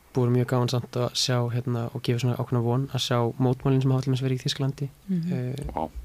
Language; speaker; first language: Icelandic; native; Icelandic